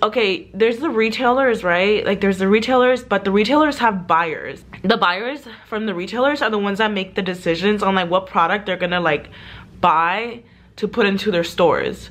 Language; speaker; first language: English; early bilingual, other home language; Spanish